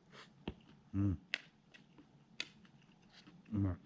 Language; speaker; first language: Japanese; native; Japanese